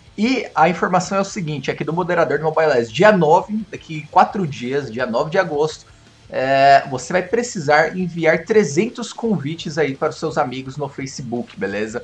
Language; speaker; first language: Portuguese; native; Portuguese